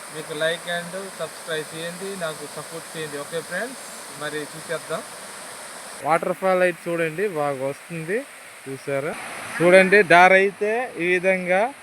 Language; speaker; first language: Telugu; non-native, local second language; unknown